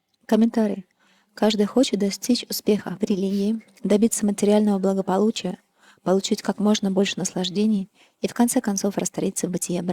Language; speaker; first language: Russian; native; Russian